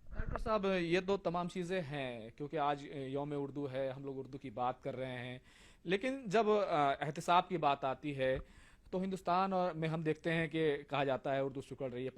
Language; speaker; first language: Urdu; native; Urdu